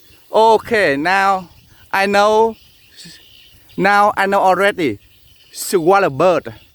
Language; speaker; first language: English; non-native, learner; Vietnamese